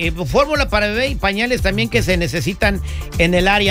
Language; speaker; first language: Spanish; native; Spanish